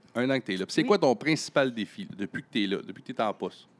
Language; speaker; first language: French; native; French